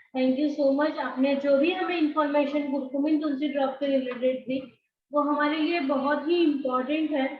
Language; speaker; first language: Hindi; non-native, local second language; Marathi